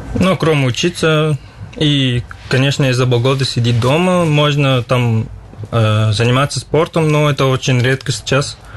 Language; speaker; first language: Russian; non-native, learner; Arabic